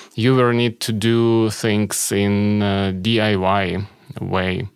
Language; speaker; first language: English; non-native, fluent; Ukrainian